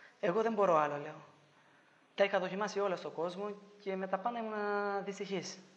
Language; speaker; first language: Greek; non-native, fluent; Albanian